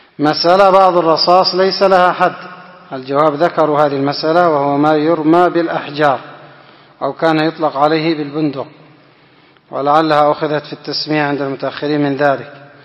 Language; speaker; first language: Arabic; non-native, fluent; Indonesian